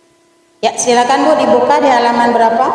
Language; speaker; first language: Indonesian; native; Indonesian